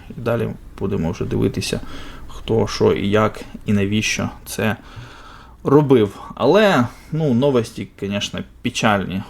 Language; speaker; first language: Ukrainian; non-native, local second language; Russian